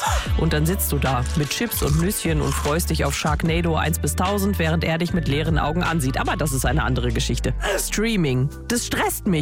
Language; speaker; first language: German; native; German